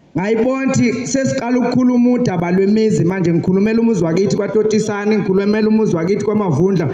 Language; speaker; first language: Zulu; native; Zulu